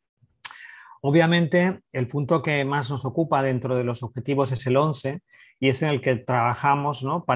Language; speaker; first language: Spanish; native; Spanish